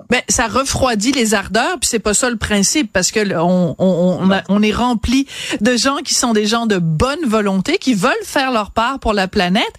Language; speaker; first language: French; native; French